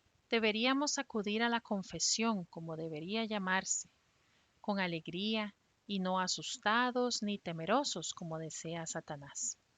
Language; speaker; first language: Spanish; native; Spanish